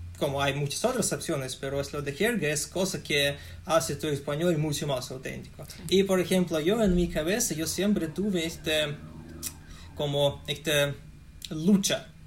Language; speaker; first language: Spanish; non-native, learner; Russian